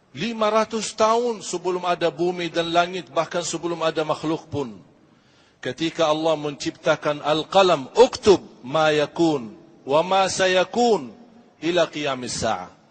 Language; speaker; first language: Malay; non-native, fluent; Arabic